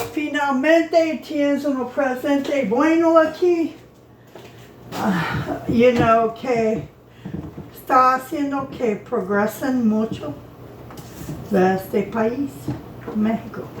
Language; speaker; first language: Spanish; non-native, learner; English